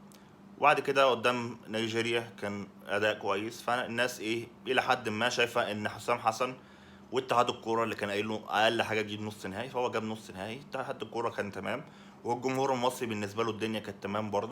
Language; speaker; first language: Arabic; native; Arabic